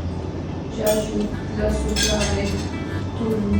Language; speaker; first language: French; non-native, learner; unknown